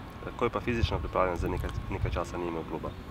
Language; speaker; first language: Slovenian; native; Slovenian